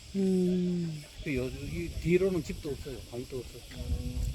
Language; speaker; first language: Korean; native; Korean